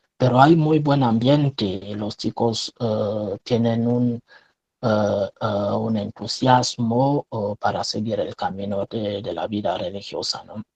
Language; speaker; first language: Spanish; non-native, fluent; French